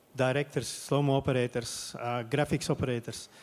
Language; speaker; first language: English; non-native, fluent; Dutch